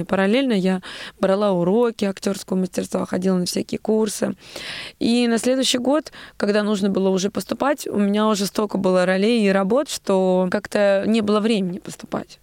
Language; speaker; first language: Russian; native; Russian